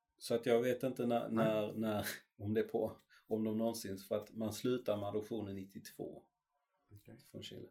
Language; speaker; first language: Swedish; native; Swedish